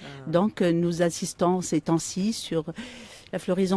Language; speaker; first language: French; non-native, local second language; Arabic